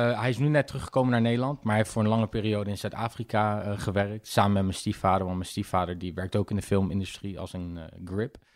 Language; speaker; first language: Dutch; native; Dutch